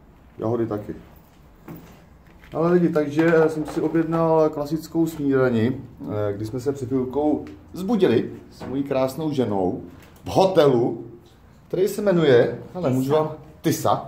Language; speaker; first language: Czech; native; Czech